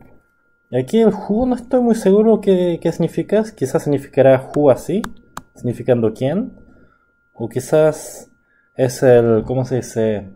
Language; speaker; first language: Spanish; non-native, fluent; Korean